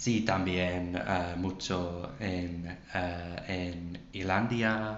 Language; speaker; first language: Spanish; non-native, learner; English